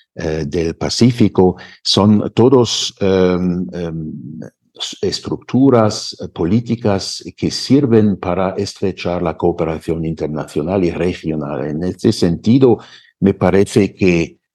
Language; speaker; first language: Spanish; non-native, fluent; German